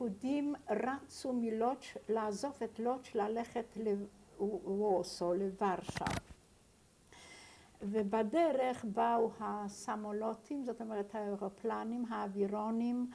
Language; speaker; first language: Hebrew; non-native, fluent; Yiddish